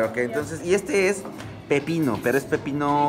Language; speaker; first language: Spanish; native; Spanish